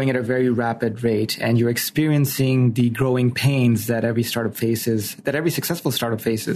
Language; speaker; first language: English; non-native, local second language; Urdu